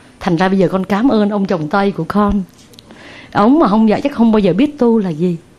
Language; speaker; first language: Vietnamese; native; Vietnamese